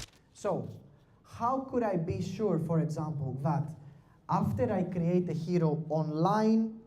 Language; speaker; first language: English; non-native, fluent; Greek